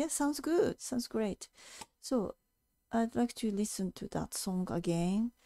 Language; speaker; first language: English; non-native, fluent; Japanese